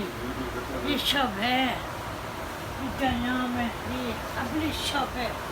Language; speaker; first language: Hindi; non-native, learner; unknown